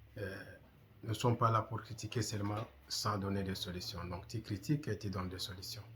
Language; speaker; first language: French; non-native, local second language; Lingala